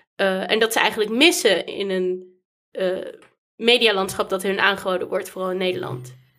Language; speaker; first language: Dutch; native; Dutch